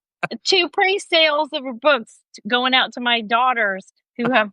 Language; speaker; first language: English; native; English